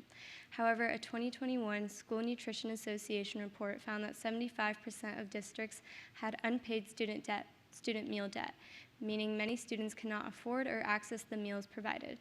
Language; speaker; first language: English; native; English